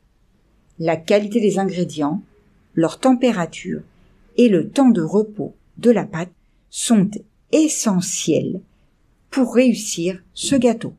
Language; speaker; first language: French; native; French